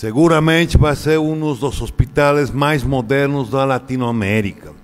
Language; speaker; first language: Portuguese; non-native, learner; Spanish